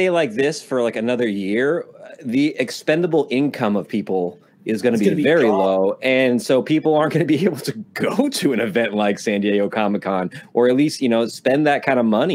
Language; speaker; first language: English; non-native, local second language; Filipino